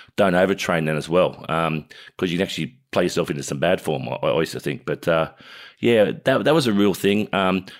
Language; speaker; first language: English; native; English